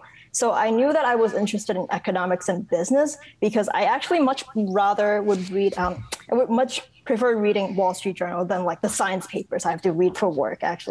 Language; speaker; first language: English; non-native, local second language; Cantonese